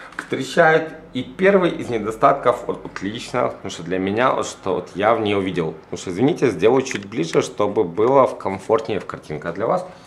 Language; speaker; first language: Russian; native; Russian